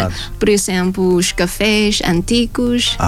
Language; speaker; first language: Portuguese; non-native, fluent; Thai